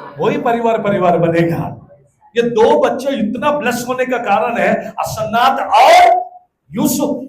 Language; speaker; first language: Hindi; non-native, local second language; Telugu